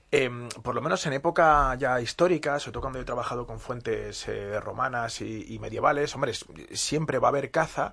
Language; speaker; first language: Spanish; native; Spanish